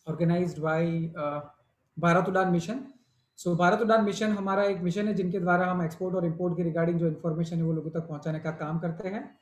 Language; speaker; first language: Hindi; non-native, local second language; Gujarati